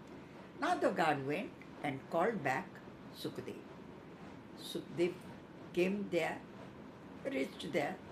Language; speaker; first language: English; non-native, local second language; Odia